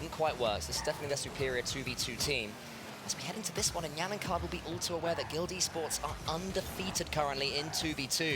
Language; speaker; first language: English; native; English